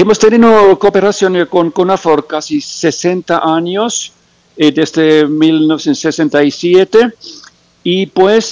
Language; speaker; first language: Spanish; non-native, fluent; Finnish